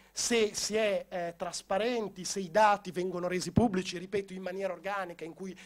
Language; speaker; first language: Italian; native; Italian